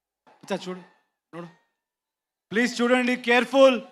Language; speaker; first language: Telugu; non-native, learner; Kannada